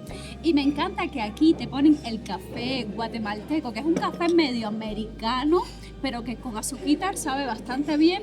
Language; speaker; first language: Spanish; native; Spanish